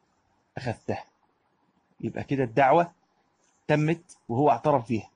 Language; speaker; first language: Arabic; native; Arabic